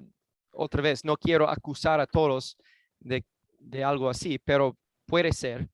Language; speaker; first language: Spanish; non-native, fluent; English